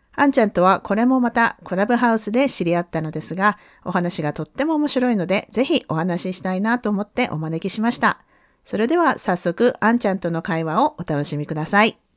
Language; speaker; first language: Japanese; native; Japanese